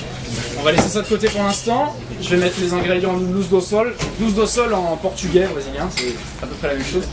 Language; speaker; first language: French; non-native, fluent; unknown